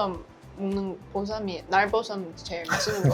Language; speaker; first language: Korean; non-native, fluent; Chinese